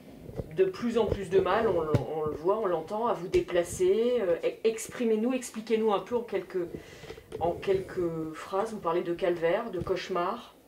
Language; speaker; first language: French; native; French